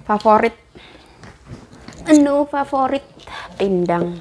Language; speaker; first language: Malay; non-native, local second language; Javanese